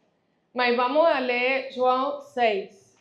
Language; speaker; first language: Portuguese; non-native, fluent; Spanish